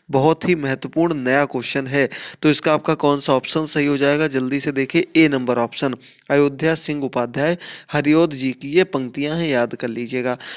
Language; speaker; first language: Hindi; native; Hindi